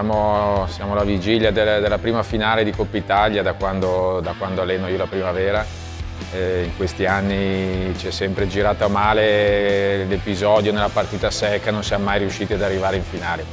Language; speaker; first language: Italian; native; Italian